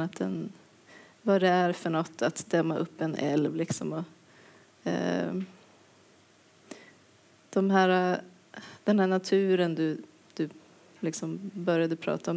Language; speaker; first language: Swedish; native; Swedish